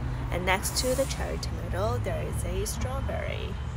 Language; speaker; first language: English; non-native, fluent; Chinese